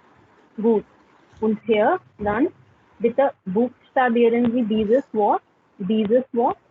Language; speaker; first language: German; non-native, learner; Hindi